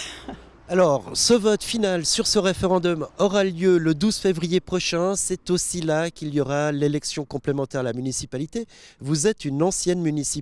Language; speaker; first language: French; native; French